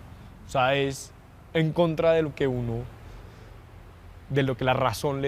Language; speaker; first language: Spanish; native; Spanish